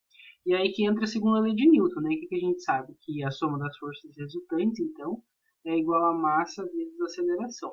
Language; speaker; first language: Portuguese; native; Portuguese